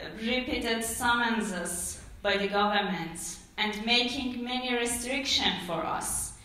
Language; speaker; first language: English; non-native, fluent; Persian